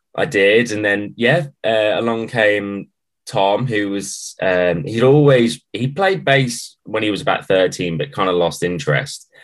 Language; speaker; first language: English; native; English